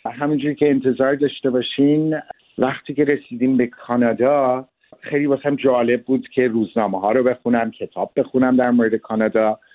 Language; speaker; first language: Persian; early bilingual, heritage; Persian